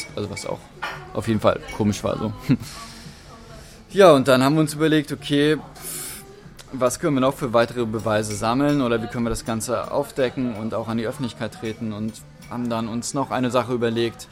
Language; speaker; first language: German; native; German